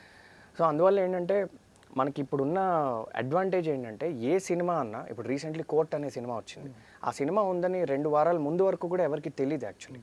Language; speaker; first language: Telugu; native; Telugu